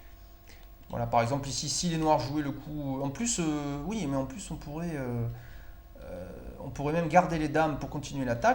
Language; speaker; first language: French; native; French